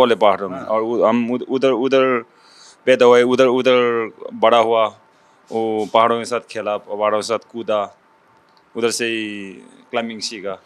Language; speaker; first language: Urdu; non-native, learner; Sherpa